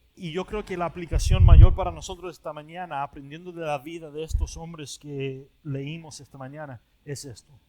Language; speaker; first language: Spanish; early bilingual, other home language; English